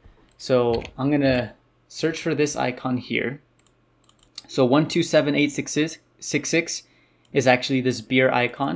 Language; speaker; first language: English; native; English